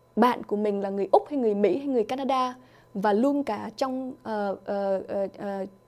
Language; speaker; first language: Vietnamese; early bilingual, other home language; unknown